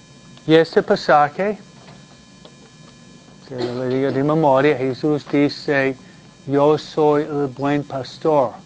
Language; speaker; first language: Spanish; non-native, fluent; English